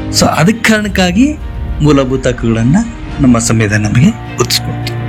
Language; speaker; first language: Kannada; native; Kannada